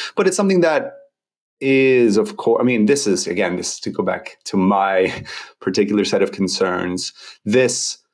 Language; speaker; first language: English; native; English